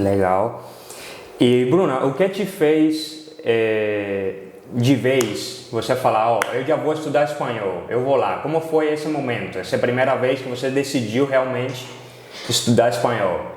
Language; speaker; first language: Portuguese; non-native, fluent; Spanish